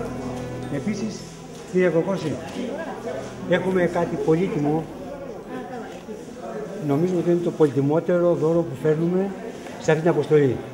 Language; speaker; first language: Greek; native; Greek